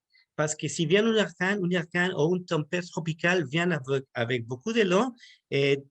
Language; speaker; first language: French; non-native, learner; Spanish